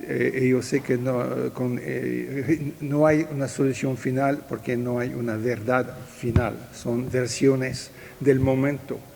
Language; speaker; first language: Spanish; non-native, fluent; French